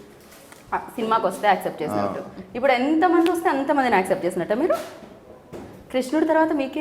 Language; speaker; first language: Telugu; native; Telugu